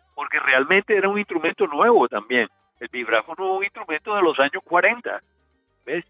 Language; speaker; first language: Spanish; native; Spanish